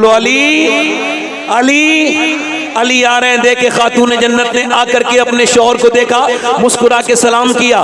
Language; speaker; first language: Urdu; native; Urdu